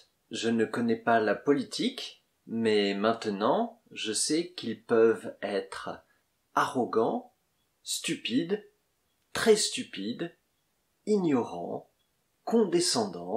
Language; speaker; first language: French; native; French